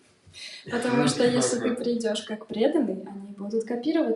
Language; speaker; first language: Russian; native; Russian